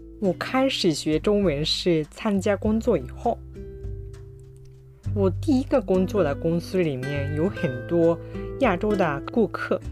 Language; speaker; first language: Chinese; non-native, fluent; Japanese